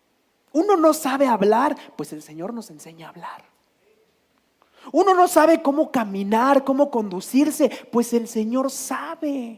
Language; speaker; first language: Spanish; native; Spanish